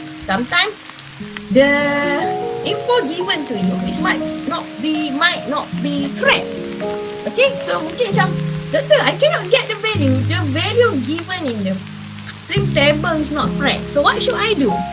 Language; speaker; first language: English; non-native, local second language; Malay